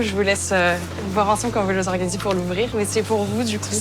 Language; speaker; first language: French; native; French